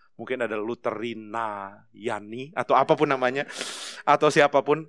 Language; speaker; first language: Indonesian; native; Indonesian